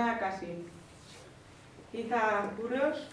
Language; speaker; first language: Finnish; non-native, learner; Spanish